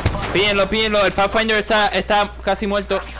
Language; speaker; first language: Spanish; early bilingual, heritage; Spanish